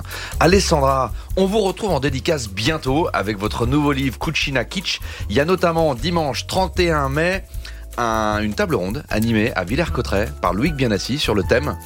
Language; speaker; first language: French; native; French